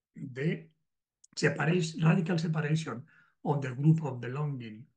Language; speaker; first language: English; non-native, learner; Spanish